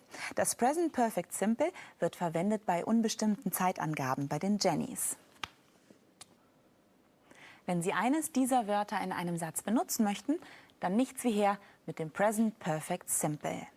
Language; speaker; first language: German; native; German